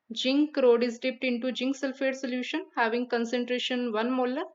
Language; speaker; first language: English; non-native, local second language; Punjabi